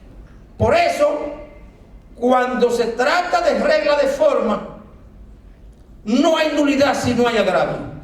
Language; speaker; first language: Spanish; native; Spanish